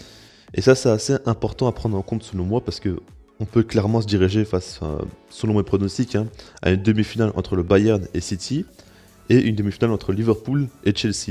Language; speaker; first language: French; native; French